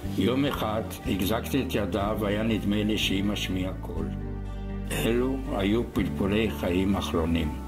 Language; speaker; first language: Hebrew; non-native, fluent; Romanian